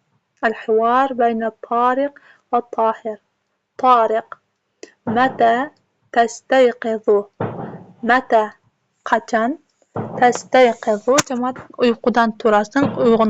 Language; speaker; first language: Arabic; non-native, fluent; Kyrgyz